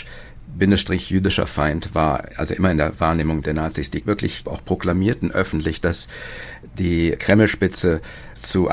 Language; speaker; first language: German; native; German